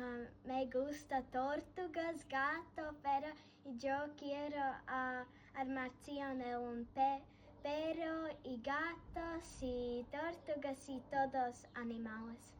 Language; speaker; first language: Spanish; non-native, learner; Latvian